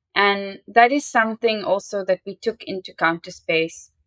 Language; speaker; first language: English; native; English